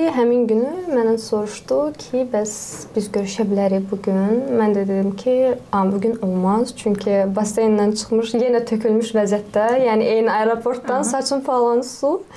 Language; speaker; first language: Azerbaijani; non-native, local second language; Lezghian